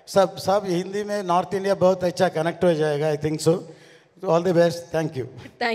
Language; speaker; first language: Hindi; non-native, local second language; Tamil